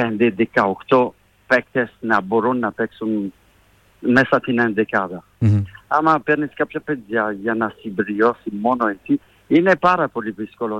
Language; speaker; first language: Greek; non-native, fluent; French